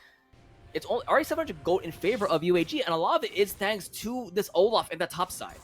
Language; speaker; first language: English; native; English